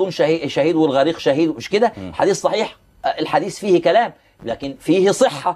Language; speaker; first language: Arabic; native; Arabic